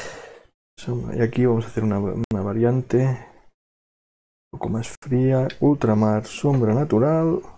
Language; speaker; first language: Spanish; non-native, local second language; Catalan